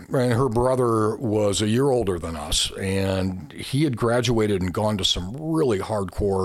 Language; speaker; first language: English; native; English